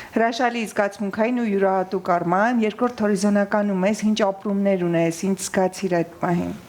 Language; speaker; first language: Armenian; native; Armenian